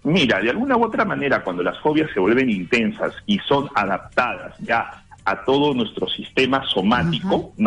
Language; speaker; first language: Spanish; native; Spanish